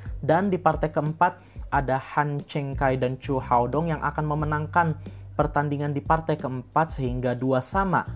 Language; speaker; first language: Indonesian; native; Indonesian